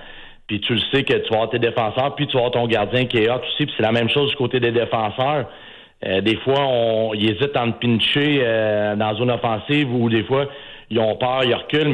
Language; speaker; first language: French; native; French